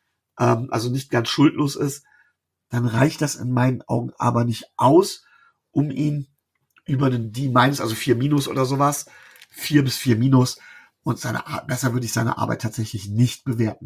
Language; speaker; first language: German; native; German